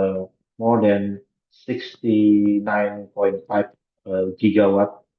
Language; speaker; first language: English; non-native, fluent; Indonesian